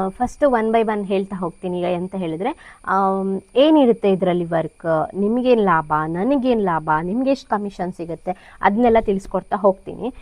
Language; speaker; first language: Kannada; non-native, local second language; Konkani